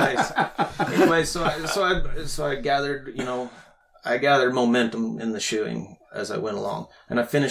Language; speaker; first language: English; native; English